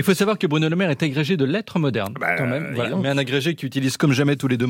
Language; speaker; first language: French; native; French